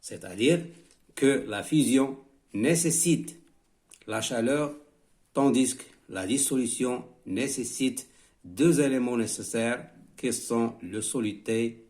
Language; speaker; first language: French; non-native, local second language; Arabic